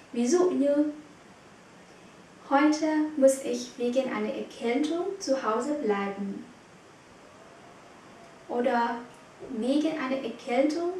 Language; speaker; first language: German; non-native, fluent; Vietnamese